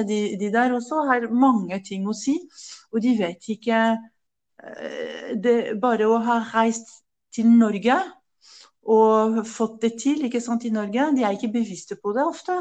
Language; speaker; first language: Norwegian; non-native, fluent; French